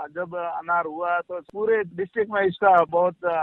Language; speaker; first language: Hindi; non-native, local second language; Gujarati